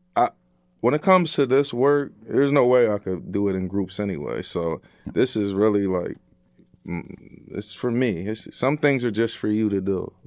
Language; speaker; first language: English; native; English